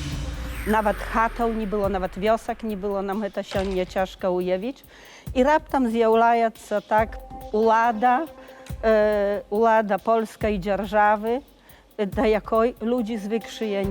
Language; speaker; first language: Polish; non-native, learner; Belarusian